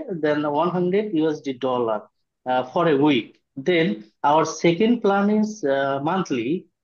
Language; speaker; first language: English; non-native, learner; Bangla